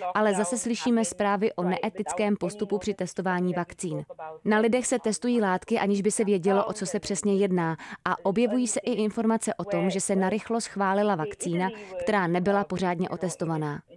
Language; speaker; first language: Czech; non-native, fluent; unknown